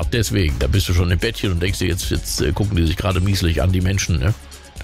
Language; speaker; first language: German; native; German